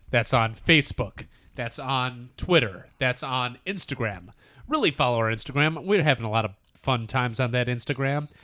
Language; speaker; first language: English; native; English